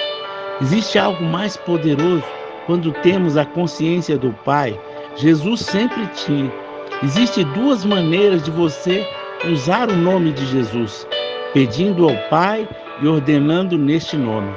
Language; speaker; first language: Portuguese; native; Portuguese